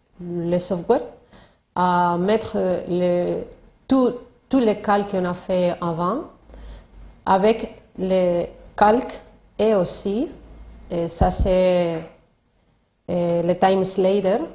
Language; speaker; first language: French; non-native, fluent; Spanish